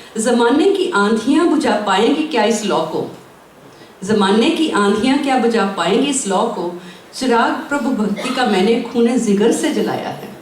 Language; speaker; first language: Hindi; native; Hindi